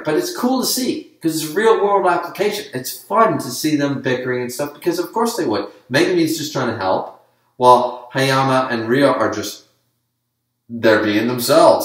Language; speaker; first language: English; native; English